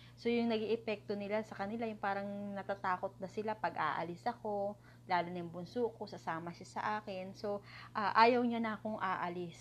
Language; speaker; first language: Filipino; native; Filipino